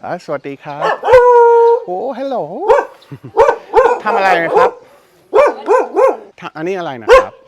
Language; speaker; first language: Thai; non-native, learner; English